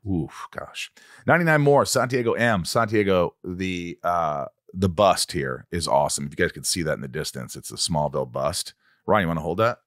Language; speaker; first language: English; native; English